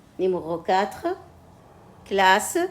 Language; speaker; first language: French; non-native, local second language; Arabic